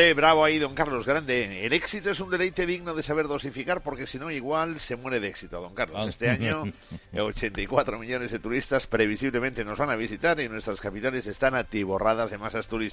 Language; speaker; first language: Spanish; native; Spanish